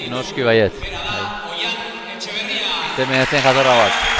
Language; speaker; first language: Basque; native; Basque